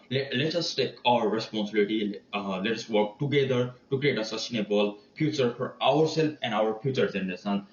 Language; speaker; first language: English; non-native, learner; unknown